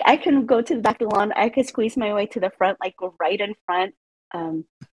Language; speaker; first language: English; native; English